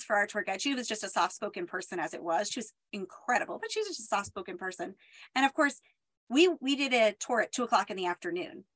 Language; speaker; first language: English; native; English